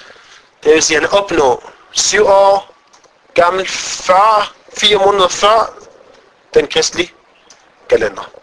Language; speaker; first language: Danish; non-native, fluent; Arabic